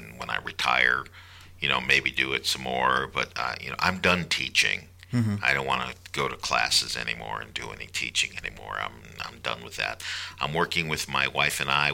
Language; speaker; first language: English; native; English